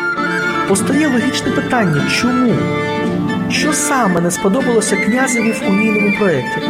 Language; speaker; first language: Ukrainian; native; Ukrainian